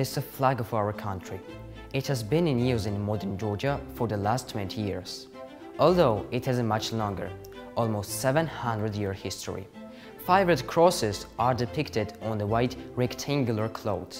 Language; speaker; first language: English; non-native, learner; Georgian